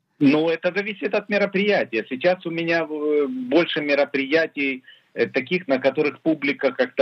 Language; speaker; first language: Russian; native; Russian